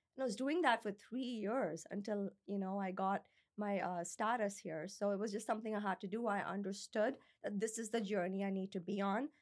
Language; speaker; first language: English; non-native, local second language; Urdu